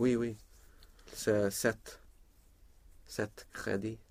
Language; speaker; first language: French; non-native, learner; Swedish